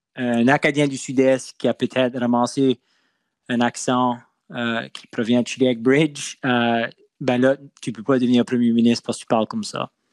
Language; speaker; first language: French; non-native, local second language; English